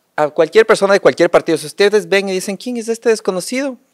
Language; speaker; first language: Spanish; native; Spanish